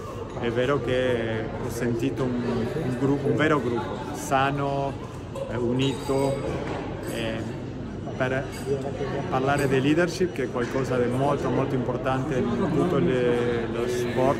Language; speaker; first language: Italian; non-native, fluent; Spanish